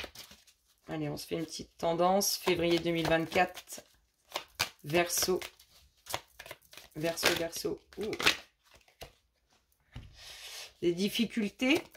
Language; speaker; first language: French; native; French